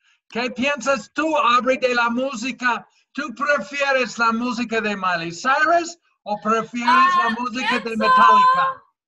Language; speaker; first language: Spanish; non-native, fluent; English